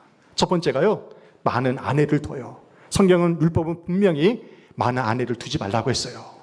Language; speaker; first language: Korean; native; Korean